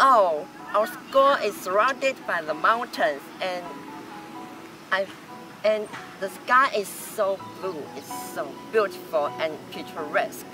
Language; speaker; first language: English; non-native, fluent; Chinese